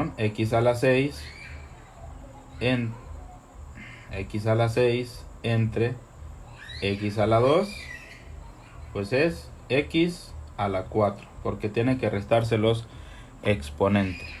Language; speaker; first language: Spanish; native; Spanish